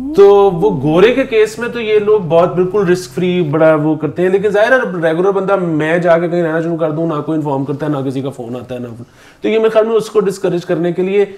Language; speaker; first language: Urdu; native; Urdu